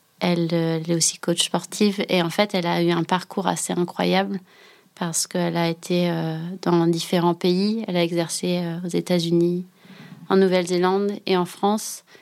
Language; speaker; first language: French; native; French